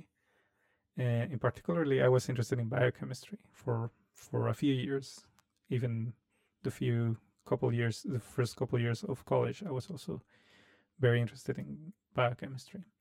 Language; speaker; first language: English; non-native, fluent; Spanish